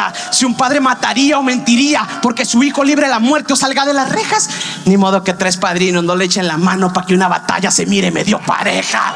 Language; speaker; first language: Spanish; native; Spanish